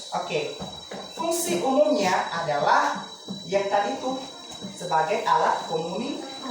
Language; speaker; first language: Indonesian; non-native, local second language; Nias